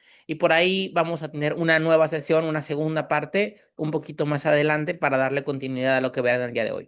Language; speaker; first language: Spanish; native; Spanish